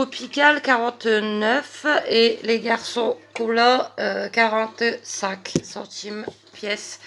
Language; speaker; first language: French; native; French